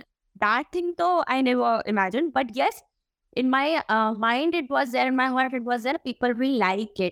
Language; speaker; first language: English; non-native, local second language; Malayalam